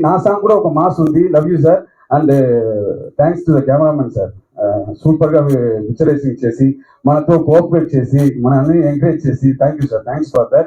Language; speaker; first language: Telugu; non-native, fluent; Tamil